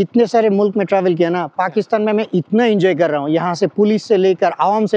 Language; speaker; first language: Hindi; non-native, fluent; Bangla